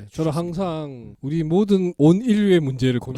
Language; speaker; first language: Korean; native; Korean